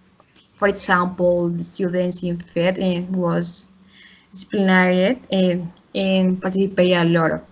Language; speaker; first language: English; non-native, learner; Spanish